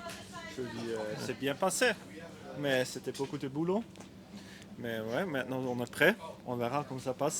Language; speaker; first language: French; non-native, fluent; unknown